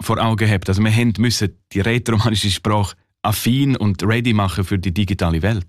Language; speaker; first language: German; non-native, local second language; Romansh